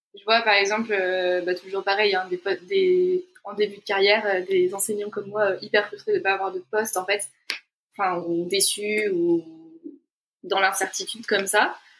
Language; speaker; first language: French; native; French